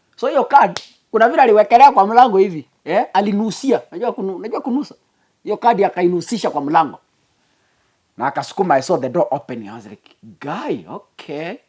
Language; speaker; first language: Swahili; non-native, local second language; Gusii